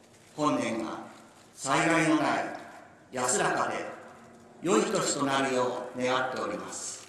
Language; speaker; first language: Japanese; native; Japanese